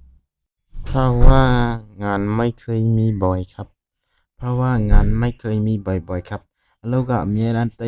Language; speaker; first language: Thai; non-native, fluent; Burmese